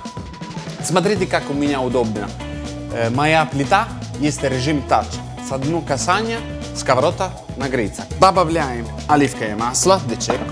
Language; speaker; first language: Russian; non-native, fluent; Italian